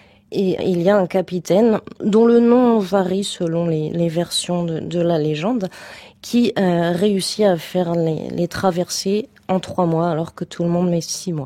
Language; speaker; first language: French; native; French